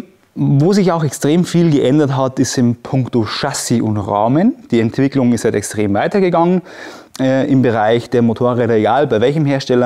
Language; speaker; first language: German; native; German